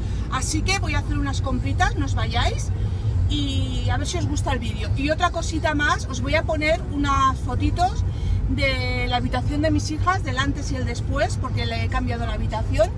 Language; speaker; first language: Spanish; native; Spanish